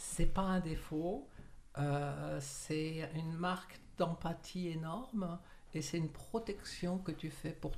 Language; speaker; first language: French; native; French